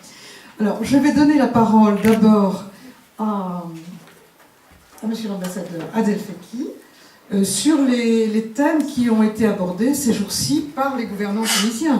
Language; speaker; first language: French; native; French